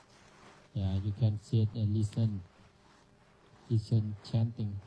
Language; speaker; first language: English; non-native, learner; Thai